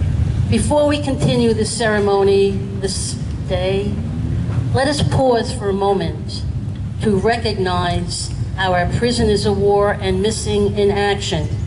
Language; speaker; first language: English; native; English